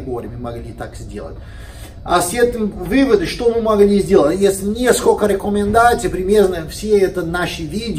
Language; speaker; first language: Russian; non-native, fluent; Portuguese